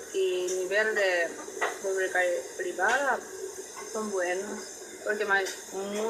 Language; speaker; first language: Spanish; non-native, learner; Japanese